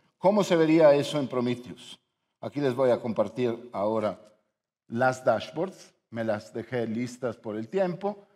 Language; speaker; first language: Spanish; non-native, fluent; Italian